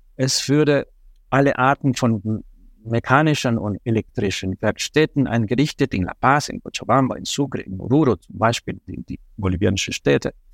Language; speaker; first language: German; non-native, fluent; Spanish